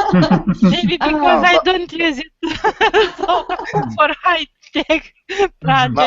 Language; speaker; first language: English; non-native, learner; Romanian